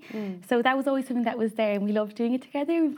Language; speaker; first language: English; native; English